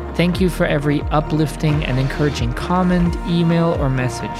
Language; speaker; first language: English; non-native, fluent; German